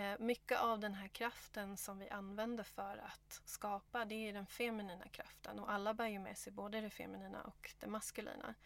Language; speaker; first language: Swedish; native; Swedish